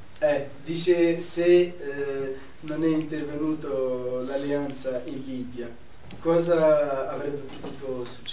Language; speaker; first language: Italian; non-native, fluent; Arabic